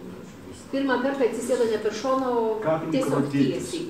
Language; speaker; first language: Lithuanian; native; Lithuanian